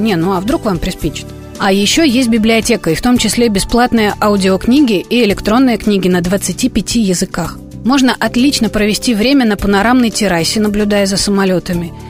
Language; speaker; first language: Russian; native; Russian